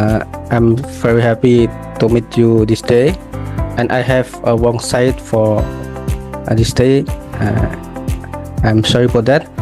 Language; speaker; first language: English; non-native, learner; Indonesian